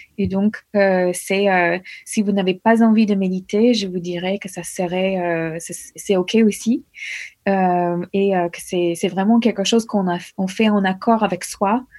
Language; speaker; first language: French; non-native, fluent; English